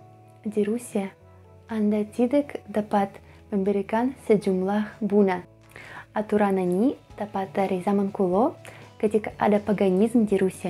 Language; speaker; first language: Indonesian; non-native, fluent; Russian